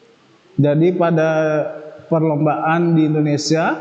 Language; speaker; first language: Indonesian; native; Indonesian